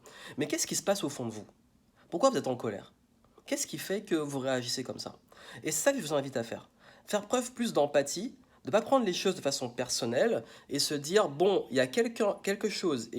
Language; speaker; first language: French; native; French